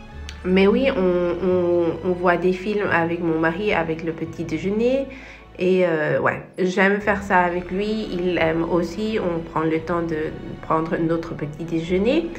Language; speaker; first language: French; non-native, fluent; Spanish